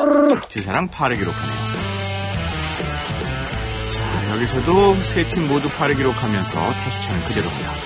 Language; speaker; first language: Korean; native; Korean